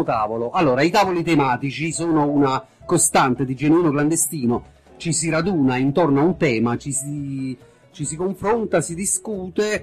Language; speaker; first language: Italian; native; Italian